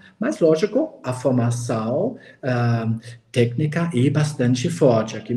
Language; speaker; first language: Portuguese; non-native, fluent; German